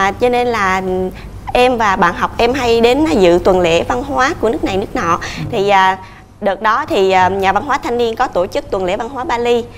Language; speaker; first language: Vietnamese; native; Vietnamese